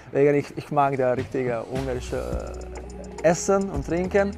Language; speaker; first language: German; non-native, fluent; Hungarian